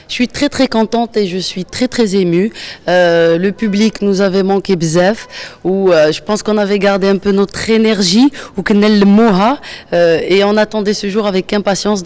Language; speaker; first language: French; non-native, local second language; Arabic